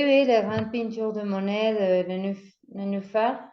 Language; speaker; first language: French; non-native, learner; Spanish